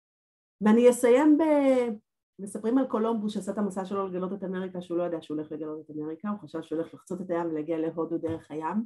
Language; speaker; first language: Hebrew; native; Hebrew